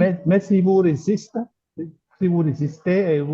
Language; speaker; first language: French; non-native, learner; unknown